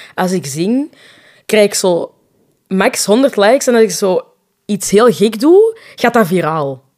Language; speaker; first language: Dutch; non-native, local second language; French